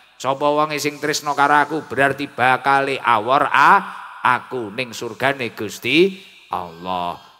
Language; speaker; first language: Indonesian; non-native, local second language; Javanese